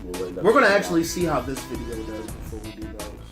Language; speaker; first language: English; native; English